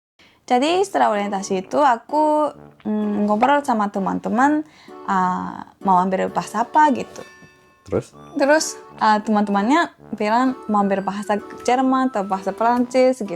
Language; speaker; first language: Indonesian; non-native, fluent; Japanese